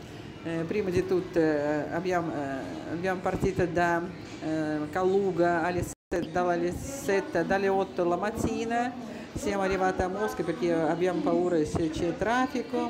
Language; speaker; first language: Italian; non-native, learner; Russian